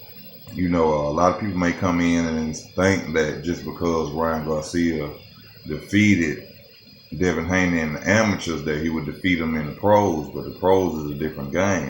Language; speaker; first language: English; native; English